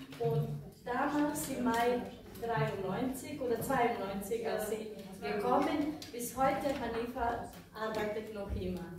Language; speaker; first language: German; non-native, fluent; Bosnian